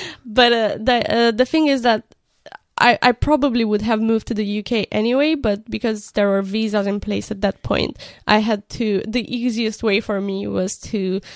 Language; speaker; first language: English; non-native, fluent; Romanian